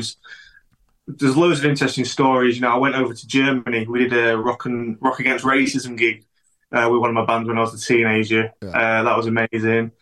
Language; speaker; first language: English; native; English